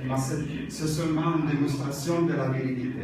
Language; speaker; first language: French; non-native, learner; Italian